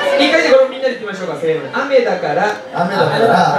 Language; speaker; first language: Japanese; native; Japanese